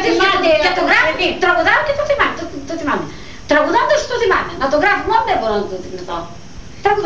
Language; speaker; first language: Greek; native; Greek